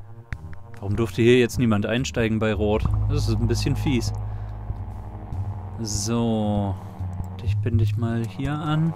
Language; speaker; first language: German; native; German